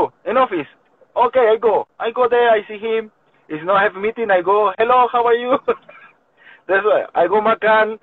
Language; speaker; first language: English; non-native, learner; Spanish